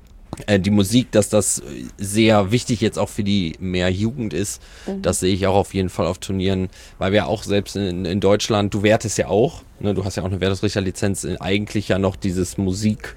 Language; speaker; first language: German; native; German